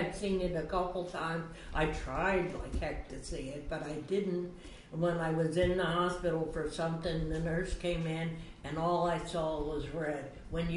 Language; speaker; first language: English; early bilingual, other home language; Swedish